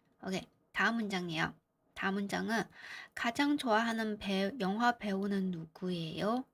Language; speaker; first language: Korean; non-native, fluent; Chinese